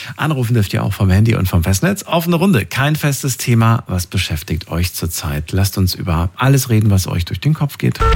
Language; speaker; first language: German; native; German